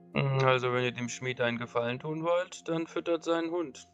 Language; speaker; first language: German; native; German